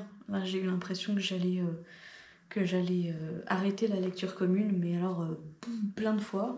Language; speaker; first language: French; native; French